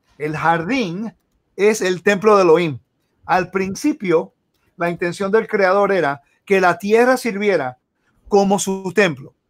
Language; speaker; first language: Spanish; early bilingual, heritage; Spanish